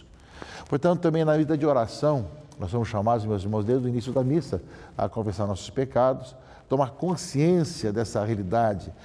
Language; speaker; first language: Portuguese; native; Portuguese